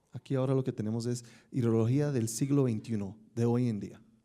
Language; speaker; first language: Spanish; native; Spanish